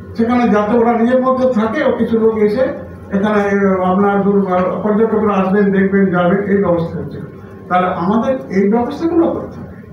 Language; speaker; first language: Bangla; non-native, local second language; Santali